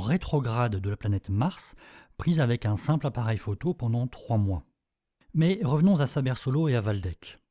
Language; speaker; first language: French; native; French